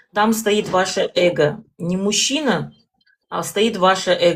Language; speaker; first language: Russian; non-native, local second language; Kazakh